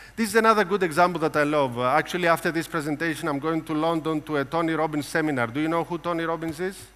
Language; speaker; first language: English; non-native, fluent; Greek